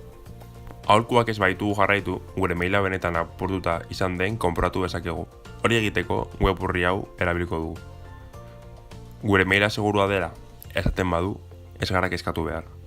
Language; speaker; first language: Basque; non-native, local second language; Spanish